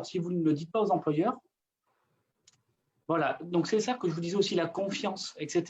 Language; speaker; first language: French; native; French